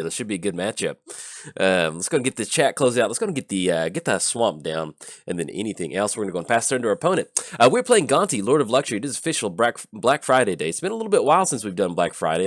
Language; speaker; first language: English; native; English